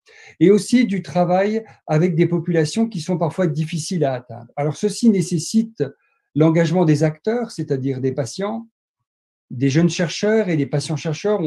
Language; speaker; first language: French; native; French